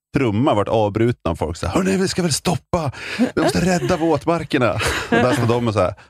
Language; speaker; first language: Swedish; native; Swedish